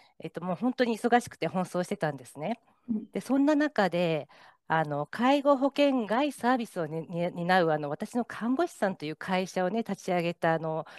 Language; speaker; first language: Japanese; native; Japanese